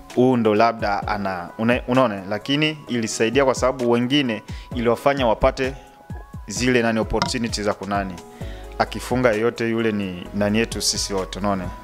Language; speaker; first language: Swahili; native; Swahili